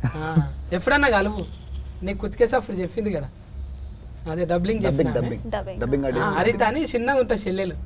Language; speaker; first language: Telugu; native; Telugu